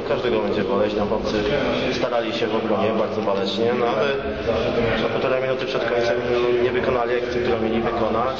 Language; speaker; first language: Polish; non-native, fluent; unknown